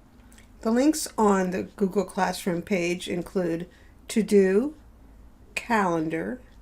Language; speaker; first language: English; native; English